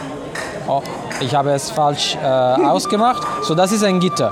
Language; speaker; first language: German; non-native, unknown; Italian